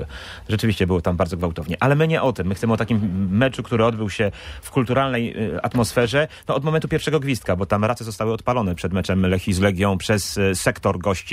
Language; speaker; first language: Polish; native; Polish